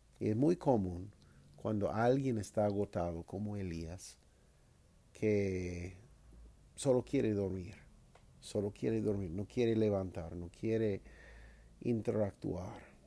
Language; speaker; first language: Spanish; non-native, fluent; English